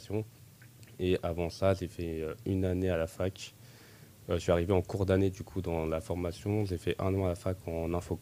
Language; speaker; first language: French; native; French